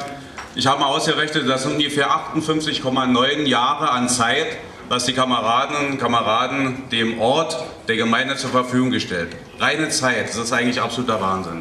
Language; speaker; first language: German; native; German